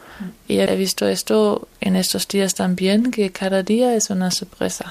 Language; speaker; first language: Spanish; non-native, fluent; Danish